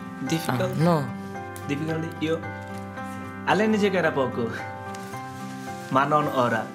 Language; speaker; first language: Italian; non-native, learner; Bangla